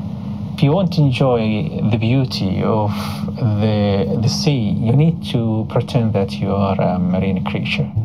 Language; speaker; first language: English; non-native, fluent; Arabic